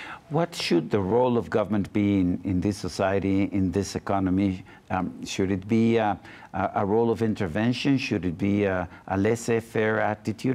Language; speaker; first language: English; non-native, fluent; Spanish